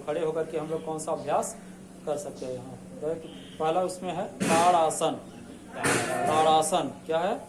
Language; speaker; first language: Hindi; native; Hindi